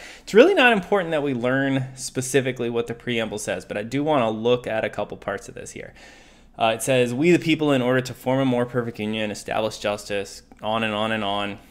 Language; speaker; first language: English; native; English